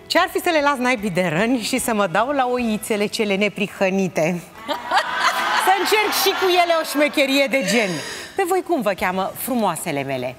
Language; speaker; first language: Romanian; native; Romanian